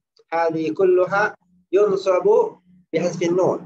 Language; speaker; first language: Arabic; non-native, fluent; Indonesian